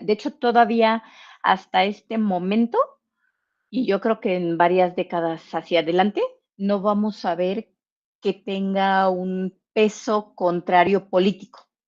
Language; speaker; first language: Spanish; native; Spanish